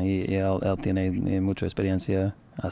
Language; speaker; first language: Spanish; non-native, learner; English